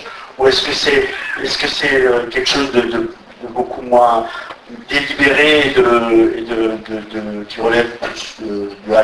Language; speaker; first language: French; native; French